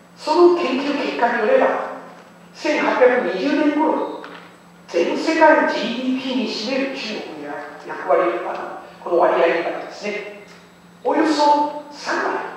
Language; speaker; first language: Japanese; non-native, fluent; Chinese